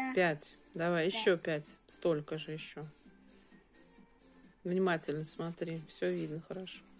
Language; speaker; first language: Russian; native; Russian